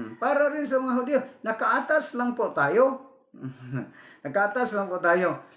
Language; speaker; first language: Filipino; non-native, local second language; Cebuano